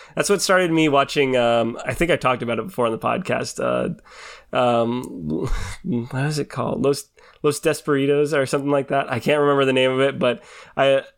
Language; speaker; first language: English; native; English